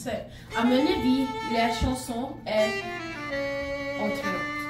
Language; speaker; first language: French; non-native, learner; English